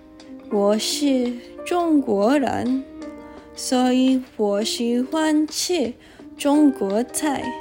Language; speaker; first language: Chinese; early bilingual, heritage; Chinese